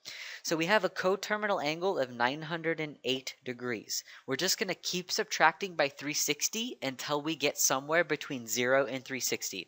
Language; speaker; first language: English; native; English